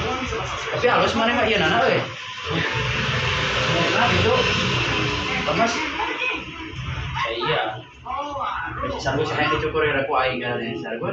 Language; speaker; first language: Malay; non-native, local second language; Sundanese